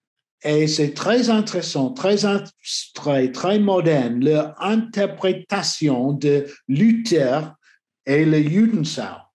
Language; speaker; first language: French; non-native, learner; English